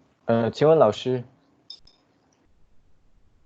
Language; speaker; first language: Chinese; early bilingual, heritage; Chinese